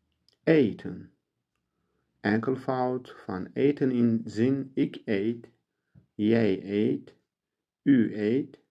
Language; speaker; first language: Dutch; non-native, learner; Turkish